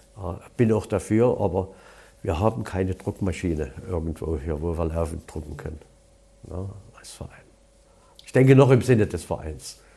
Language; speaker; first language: German; native; German